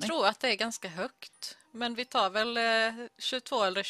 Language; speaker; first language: Swedish; native; Swedish